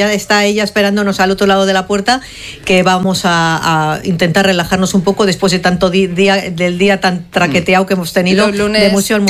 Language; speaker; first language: Spanish; native; Spanish